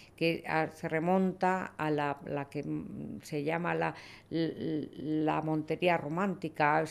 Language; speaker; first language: Spanish; native; Spanish